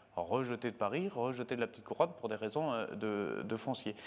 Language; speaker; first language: French; native; French